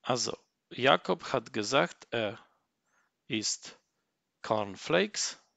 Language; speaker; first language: German; non-native, fluent; Polish